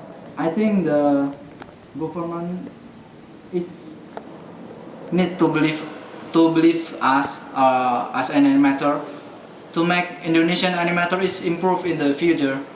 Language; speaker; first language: English; non-native, learner; Indonesian